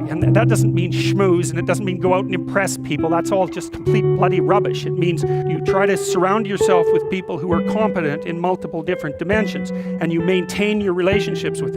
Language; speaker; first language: English; native; English